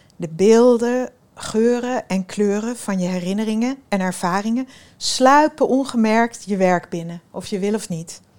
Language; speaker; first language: Dutch; early bilingual, other home language; Swedish